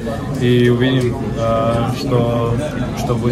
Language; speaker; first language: Russian; non-native, fluent; Slovenian